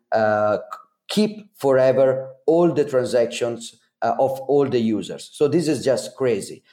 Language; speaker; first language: English; non-native, fluent; Italian